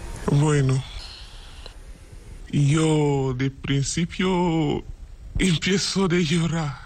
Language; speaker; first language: Spanish; non-native, learner; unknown